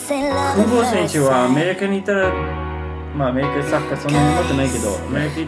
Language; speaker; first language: Japanese; non-native, fluent; English